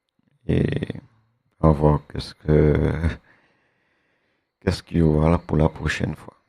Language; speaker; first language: French; native; French